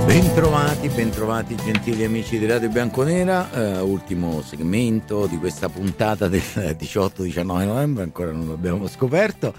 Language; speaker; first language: Italian; native; Italian